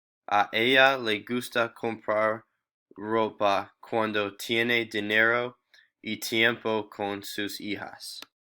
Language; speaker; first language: Spanish; non-native, learner; English